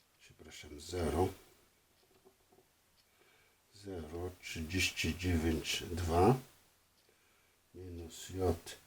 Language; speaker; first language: Polish; non-native, fluent; French